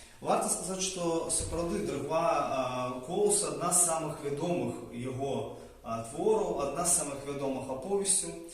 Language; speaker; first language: Belarusian; native; Belarusian